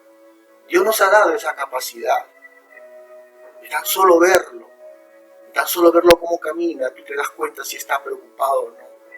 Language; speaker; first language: Spanish; native; Spanish